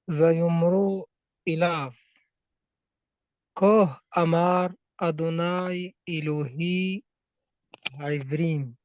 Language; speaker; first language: Hebrew; non-native, learner; English